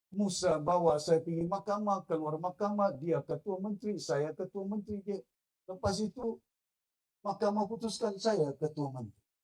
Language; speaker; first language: Malay; non-native, local second language; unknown